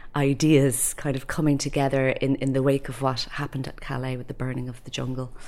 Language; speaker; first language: English; native; English